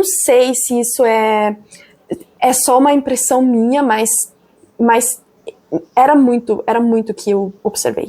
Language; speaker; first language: Portuguese; non-native, fluent; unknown